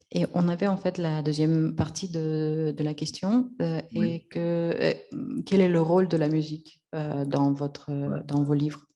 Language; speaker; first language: French; non-native, fluent; Russian